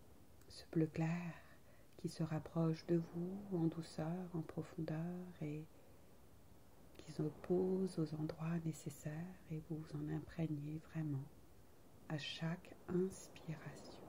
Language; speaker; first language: French; native; French